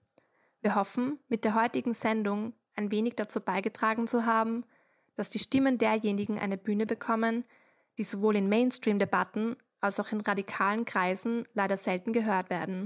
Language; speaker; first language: German; native; German